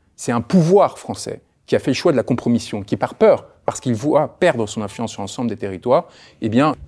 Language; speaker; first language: French; early bilingual, other home language; Spanish